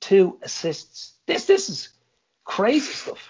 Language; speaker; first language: English; native; English